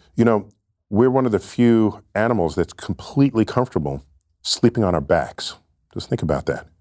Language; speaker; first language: English; native; English